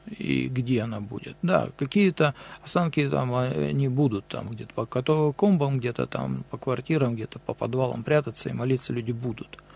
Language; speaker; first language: Russian; native; Russian